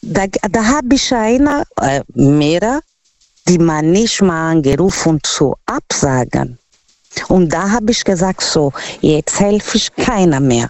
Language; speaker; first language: German; non-native, learner; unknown